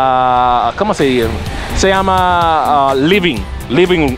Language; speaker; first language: Spanish; non-native, learner; English